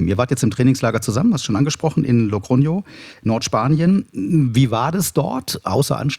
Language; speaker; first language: German; native; German